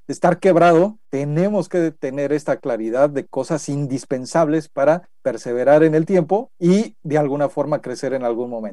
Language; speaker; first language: Spanish; native; Spanish